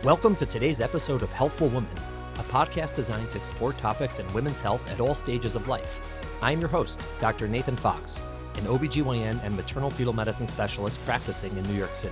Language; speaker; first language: English; native; English